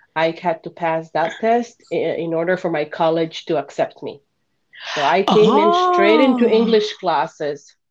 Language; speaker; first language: English; non-native, fluent; Bosnian